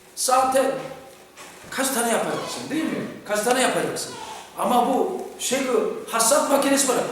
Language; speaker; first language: Turkish; non-native, fluent; Korean